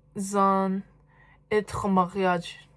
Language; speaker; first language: French; non-native, learner; Japanese